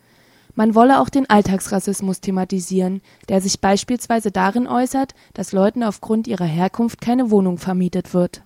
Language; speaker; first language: German; native; German